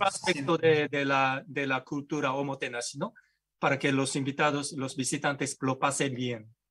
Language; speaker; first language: Spanish; non-native, fluent; Japanese